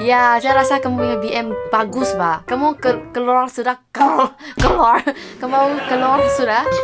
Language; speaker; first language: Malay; non-native, local second language; Chinese